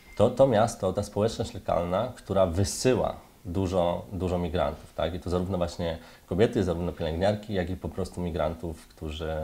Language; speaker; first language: Polish; native; Polish